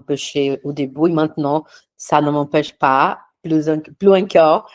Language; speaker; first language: French; non-native, fluent; Portuguese